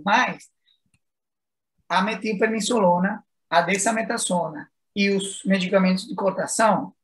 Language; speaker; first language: Portuguese; non-native, fluent; Spanish